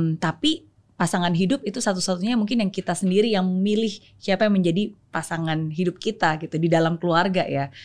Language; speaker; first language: Indonesian; native; Indonesian